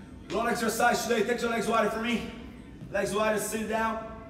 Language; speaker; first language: English; non-native, fluent; Portuguese